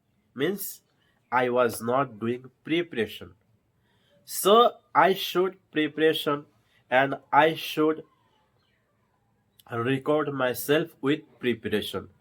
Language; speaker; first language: English; non-native, learner; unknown